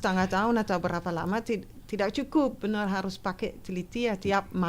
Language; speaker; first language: Indonesian; non-native, fluent; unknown